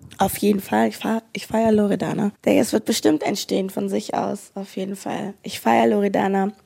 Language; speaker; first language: German; native; German